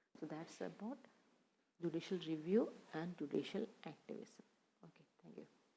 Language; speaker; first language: English; non-native, local second language; Malayalam